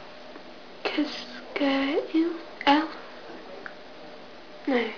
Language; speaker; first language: French; non-native, learner; English